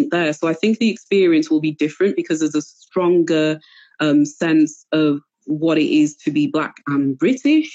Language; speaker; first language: English; native; English